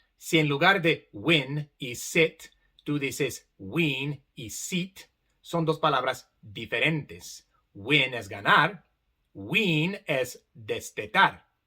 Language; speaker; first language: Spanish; non-native, fluent; English